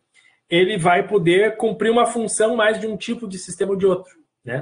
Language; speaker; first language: Portuguese; native; Portuguese